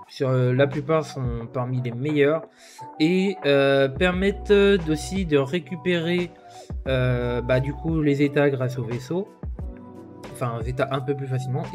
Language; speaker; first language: French; native; French